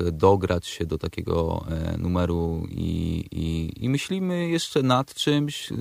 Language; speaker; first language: Polish; native; Polish